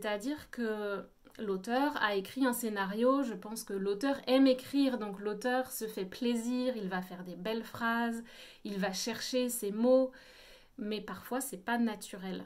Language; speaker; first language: French; native; French